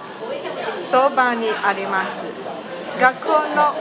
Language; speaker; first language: Japanese; non-native, learner; Chinese